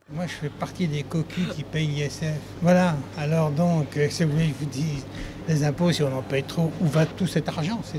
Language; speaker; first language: French; native; French